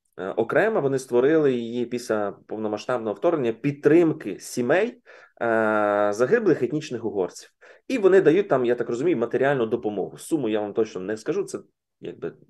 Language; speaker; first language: Ukrainian; native; Ukrainian